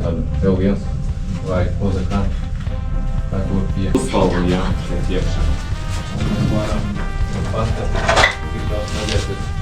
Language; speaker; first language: Latvian; non-native, local second language; Russian